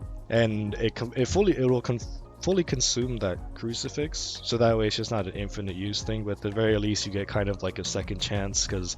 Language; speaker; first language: English; native; English